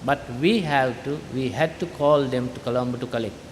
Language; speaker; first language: English; non-native, local second language; Sinhala